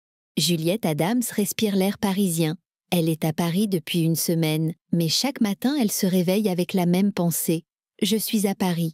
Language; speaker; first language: French; native; French